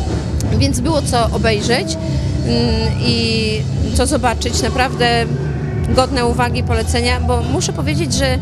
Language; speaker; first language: Polish; native; Polish